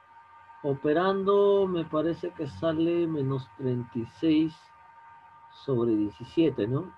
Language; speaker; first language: Spanish; native; Spanish